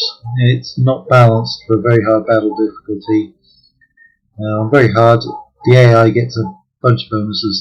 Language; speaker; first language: English; native; English